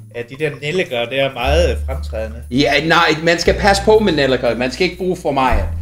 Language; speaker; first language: Danish; non-native, fluent; English